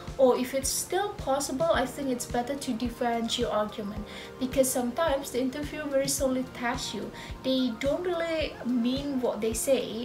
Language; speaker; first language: English; non-native, fluent; Indonesian